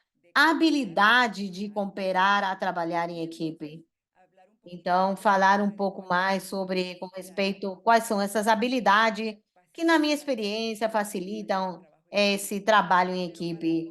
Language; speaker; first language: Portuguese; non-native, fluent; Spanish